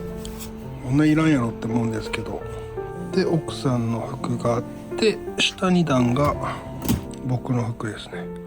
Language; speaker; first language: Japanese; native; Japanese